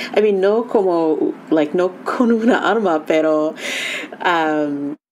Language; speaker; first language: Spanish; non-native, learner; English